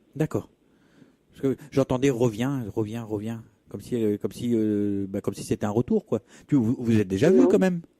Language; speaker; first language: French; native; French